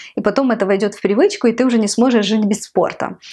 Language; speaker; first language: Russian; non-native, local second language; Ukrainian